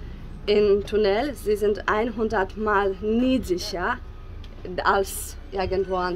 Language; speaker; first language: German; non-native, learner; Bosnian